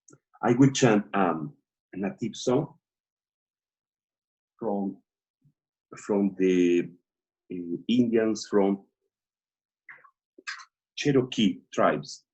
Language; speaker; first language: English; non-native, learner; Portuguese